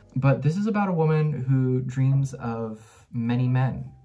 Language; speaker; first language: English; native; English